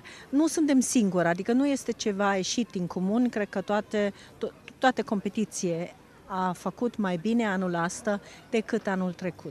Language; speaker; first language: Romanian; non-native, fluent; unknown